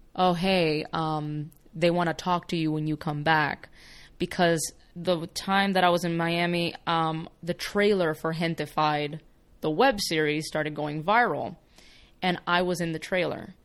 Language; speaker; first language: English; early bilingual, other home language; Spanish